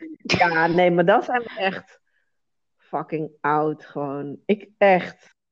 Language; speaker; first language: Dutch; native; Dutch